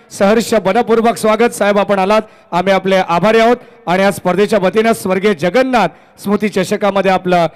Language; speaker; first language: Marathi; native; Marathi